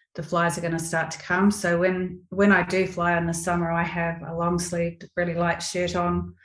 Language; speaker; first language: English; native; English